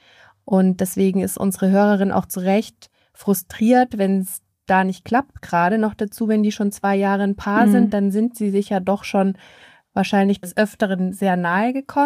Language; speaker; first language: German; native; German